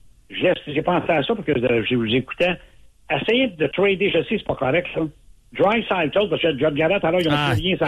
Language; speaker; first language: French; native; French